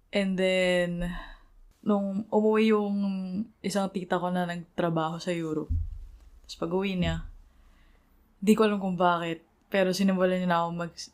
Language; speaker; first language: Filipino; native; Filipino